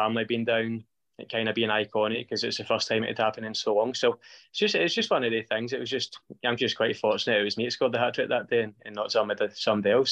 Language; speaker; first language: English; native; English